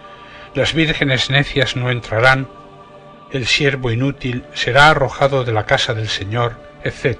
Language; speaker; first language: Spanish; native; Spanish